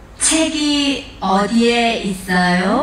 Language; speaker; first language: Korean; non-native, learner; Indonesian